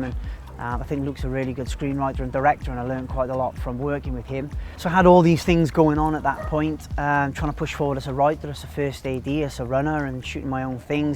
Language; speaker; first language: English; native; English